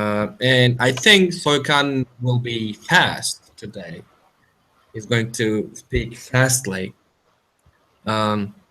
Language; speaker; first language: English; non-native, fluent; Turkish